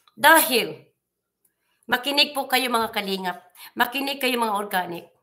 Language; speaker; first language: Filipino; non-native, local second language; Cebuano